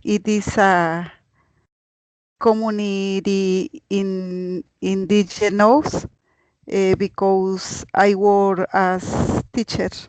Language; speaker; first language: English; non-native, learner; Spanish